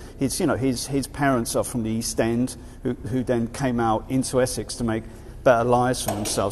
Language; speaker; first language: English; native; English